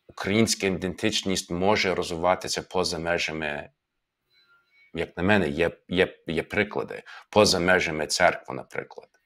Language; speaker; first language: Ukrainian; non-native, fluent; English